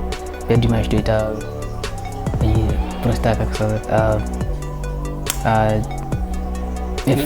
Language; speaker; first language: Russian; non-native, learner; English